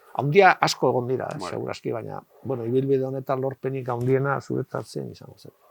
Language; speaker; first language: Basque; native; Basque